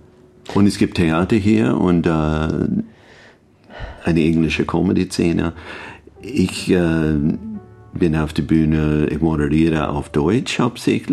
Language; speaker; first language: German; non-native, learner; English